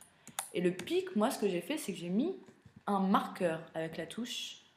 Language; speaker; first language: French; native; French